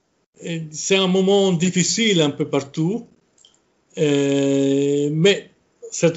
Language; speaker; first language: French; non-native, fluent; Italian